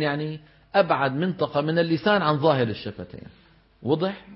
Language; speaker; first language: Arabic; native; Arabic